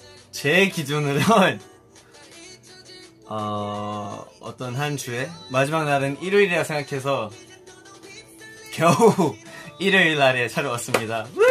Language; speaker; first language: Korean; early bilingual, heritage; Korean